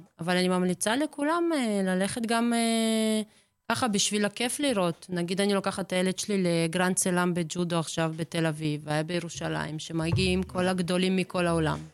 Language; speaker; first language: Hebrew; early bilingual, other home language; Russian